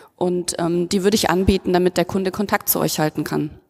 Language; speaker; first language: German; native; German